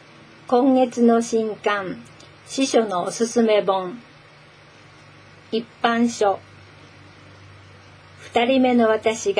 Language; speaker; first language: Japanese; native; Japanese